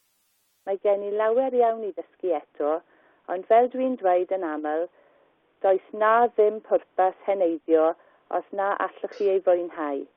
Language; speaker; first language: Welsh; non-native, learner; English